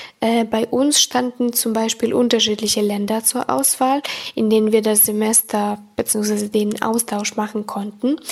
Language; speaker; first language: German; non-native, fluent; Serbian